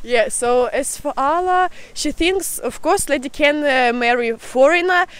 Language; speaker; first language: English; non-native, fluent; Russian